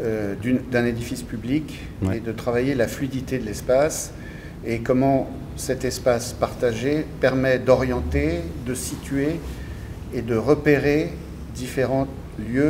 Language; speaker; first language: French; native; French